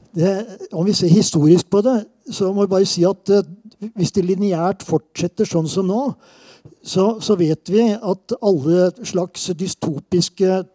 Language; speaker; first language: Norwegian; native; Norwegian